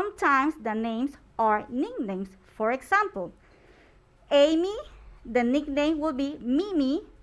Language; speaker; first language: English; non-native, fluent; Spanish